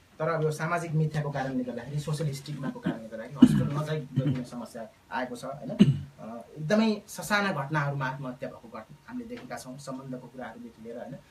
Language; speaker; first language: Nepali; native; Nepali